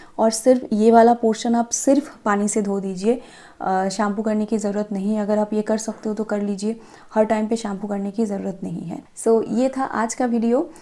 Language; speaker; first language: Hindi; non-native, local second language; Bangla